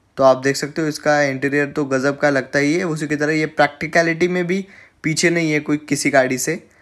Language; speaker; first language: Hindi; native; Hindi